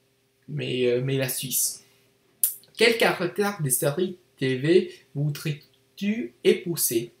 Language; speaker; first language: French; non-native, learner; English